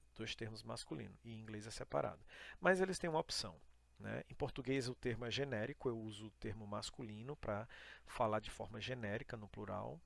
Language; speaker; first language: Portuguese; native; Portuguese